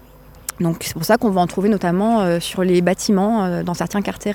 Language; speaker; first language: French; native; French